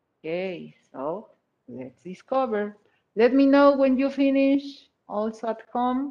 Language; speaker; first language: English; non-native, fluent; Spanish